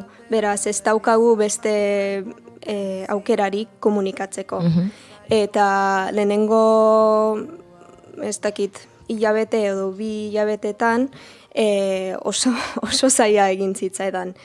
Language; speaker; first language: Basque; non-native, learner; English